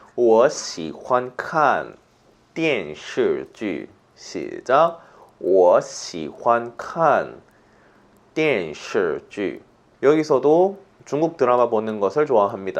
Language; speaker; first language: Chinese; non-native, fluent; Korean